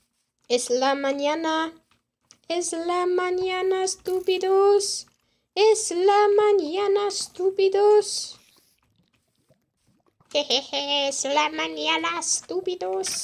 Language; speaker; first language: Spanish; non-native, learner; English